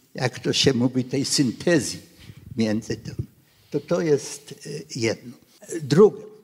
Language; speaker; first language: Polish; non-native, local second language; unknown